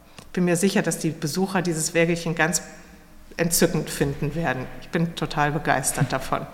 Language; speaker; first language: German; native; German